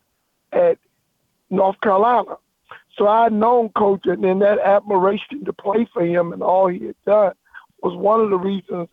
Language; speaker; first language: English; native; English